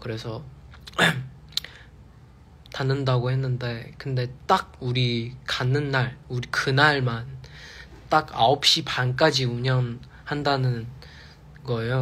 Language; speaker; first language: Korean; non-native, fluent; Chinese